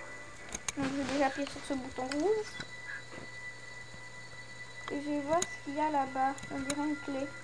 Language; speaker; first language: French; native; French